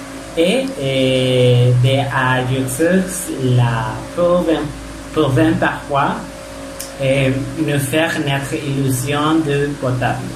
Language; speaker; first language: French; non-native, learner; Spanish